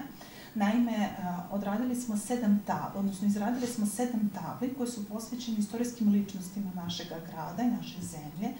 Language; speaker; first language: Croatian; native; Croatian